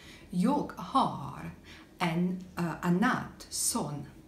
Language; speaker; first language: Swedish; non-native, learner; Slovak